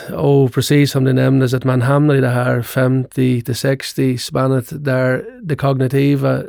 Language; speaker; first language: Swedish; non-native, fluent; English